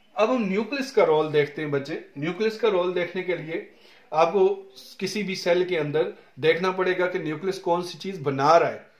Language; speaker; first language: Urdu; non-native, local second language; Punjabi